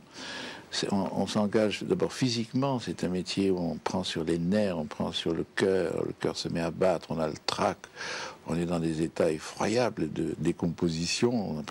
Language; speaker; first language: French; native; French